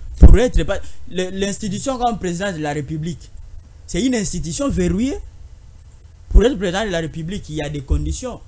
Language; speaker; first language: French; non-native, local second language; Lingala